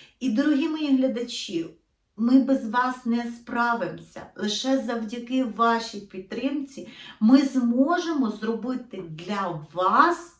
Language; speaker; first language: Ukrainian; native; Ukrainian